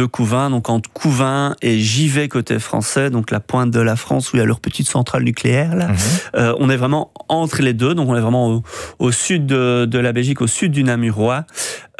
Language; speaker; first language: French; native; French